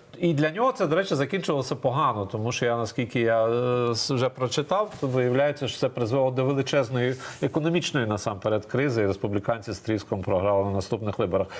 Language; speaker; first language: Ukrainian; native; Ukrainian